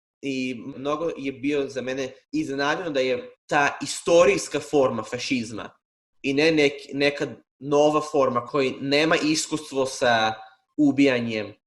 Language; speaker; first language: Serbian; non-native, fluent; Hebrew